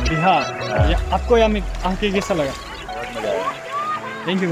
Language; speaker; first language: Hindi; non-native, learner; Nepali